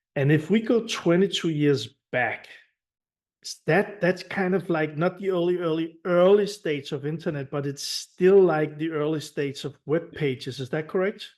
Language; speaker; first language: English; non-native, fluent; Danish